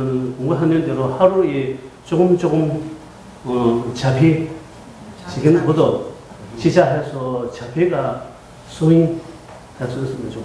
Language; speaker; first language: Korean; non-native, learner; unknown